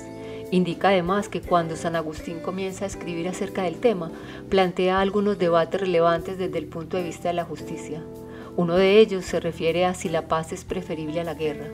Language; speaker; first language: Spanish; native; Spanish